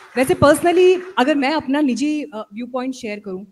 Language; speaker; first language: Hindi; native; Hindi